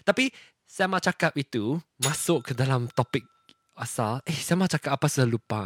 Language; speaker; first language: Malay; non-native, local second language; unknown